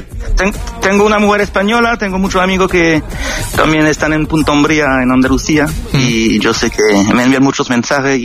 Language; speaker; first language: Spanish; non-native, fluent; French